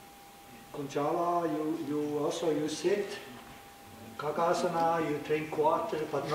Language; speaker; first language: English; non-native, learner; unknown